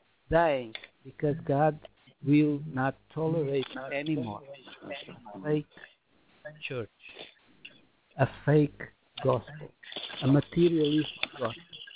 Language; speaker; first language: English; non-native, fluent; Portuguese